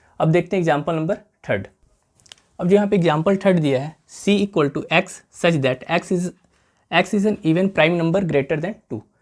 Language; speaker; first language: Hindi; native; Hindi